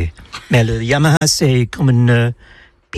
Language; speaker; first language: French; non-native, learner; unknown